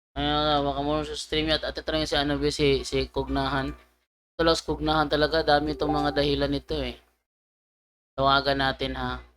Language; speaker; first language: Filipino; non-native, local second language; Cebuano